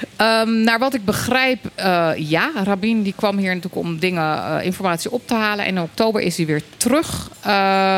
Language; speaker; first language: Dutch; native; Dutch